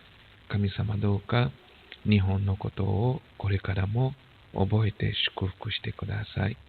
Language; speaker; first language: Japanese; non-native, fluent; Portuguese